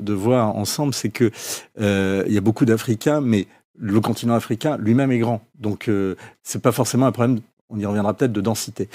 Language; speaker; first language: French; native; French